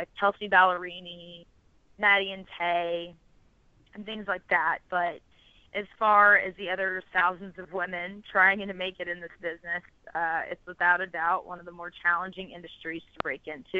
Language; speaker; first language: English; native; English